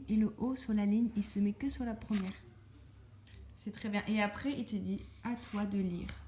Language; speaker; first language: French; native; French